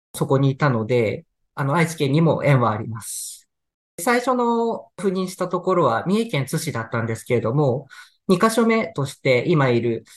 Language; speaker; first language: Japanese; native; Japanese